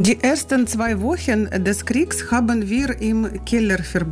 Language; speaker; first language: German; non-native, learner; Ukrainian